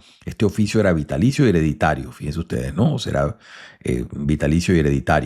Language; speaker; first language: Spanish; native; Spanish